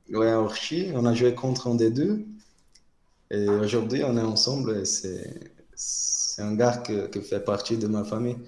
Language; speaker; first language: French; non-native, fluent; Portuguese